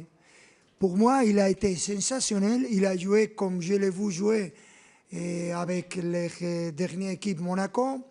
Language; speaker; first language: French; non-native, fluent; Spanish